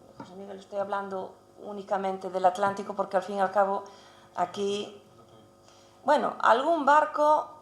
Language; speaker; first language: Spanish; non-native, local second language; Galician